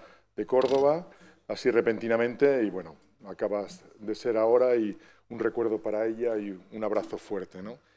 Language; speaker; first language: Spanish; native; Spanish